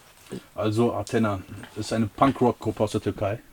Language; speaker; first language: German; early bilingual, other home language; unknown